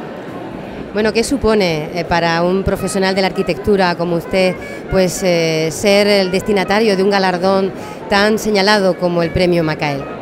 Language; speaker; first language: Spanish; native; Spanish